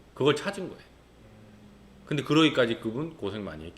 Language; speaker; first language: Korean; native; Korean